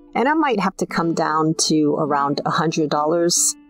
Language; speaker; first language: English; native; English